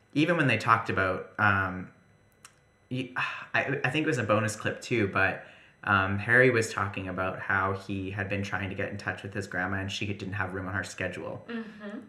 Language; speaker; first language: English; native; English